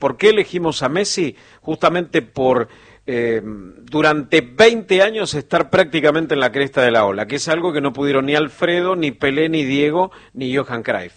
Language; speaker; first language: Spanish; native; Spanish